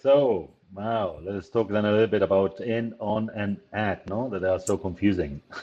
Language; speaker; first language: English; non-native, fluent; Spanish